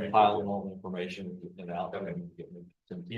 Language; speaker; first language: English; native; English